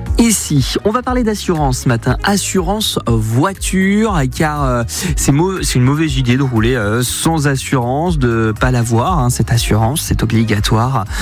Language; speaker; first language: French; native; French